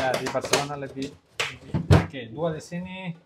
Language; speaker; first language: Indonesian; non-native, learner; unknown